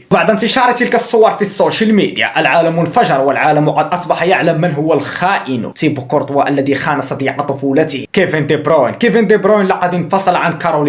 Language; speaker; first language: Arabic; native; Arabic